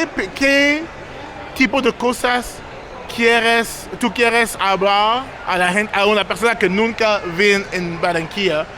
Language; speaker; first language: Spanish; non-native, learner; English